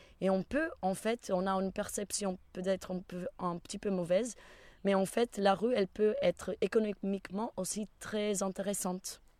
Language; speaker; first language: French; non-native, fluent; Portuguese